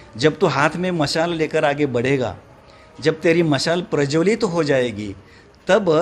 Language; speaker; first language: Hindi; non-native, local second language; Marathi